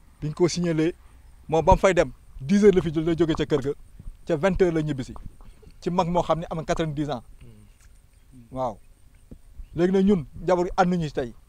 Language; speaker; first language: Wolof; native; Wolof